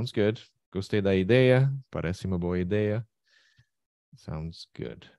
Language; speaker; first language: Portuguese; non-native, fluent; English